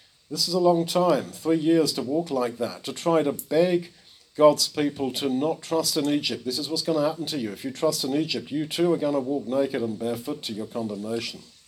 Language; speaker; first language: English; native; English